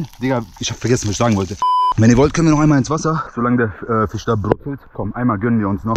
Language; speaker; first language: German; early bilingual, other home language; Bosnian